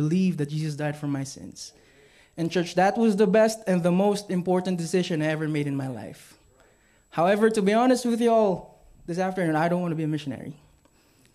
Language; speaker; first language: English; non-native, local second language; Filipino